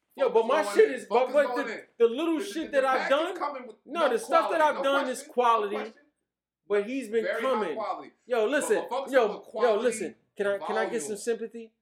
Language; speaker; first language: English; native; English